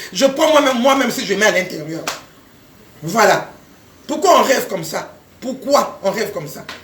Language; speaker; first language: French; non-native, local second language; Lingala